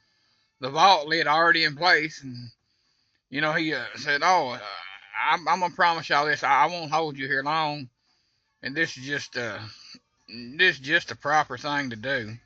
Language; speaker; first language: English; native; English